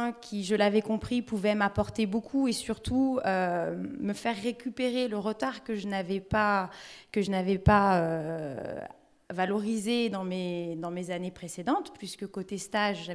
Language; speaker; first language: French; native; French